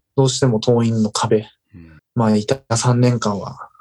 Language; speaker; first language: Japanese; native; Japanese